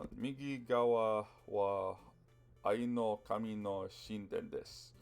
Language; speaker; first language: Japanese; non-native, learner; English